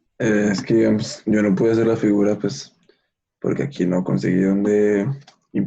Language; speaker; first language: Spanish; native; Spanish